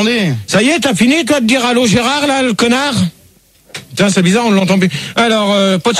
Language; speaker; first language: French; native; French